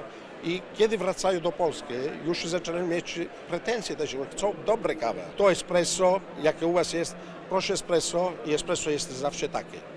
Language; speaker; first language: Polish; non-native, learner; Italian